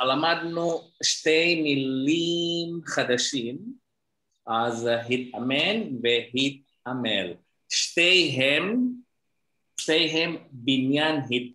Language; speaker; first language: Hebrew; non-native, fluent; Indonesian